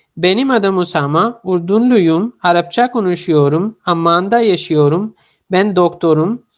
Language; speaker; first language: Turkish; non-native, fluent; Urdu